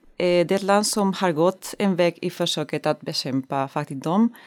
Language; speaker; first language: Swedish; non-native, learner; Spanish